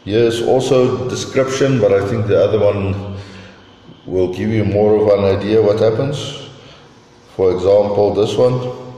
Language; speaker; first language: English; non-native, local second language; Afrikaans